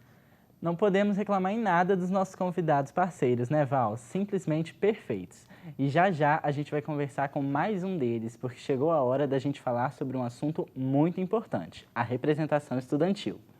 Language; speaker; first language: Portuguese; native; Portuguese